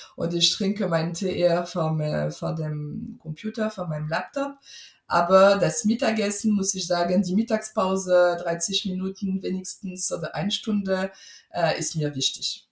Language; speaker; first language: German; non-native, fluent; French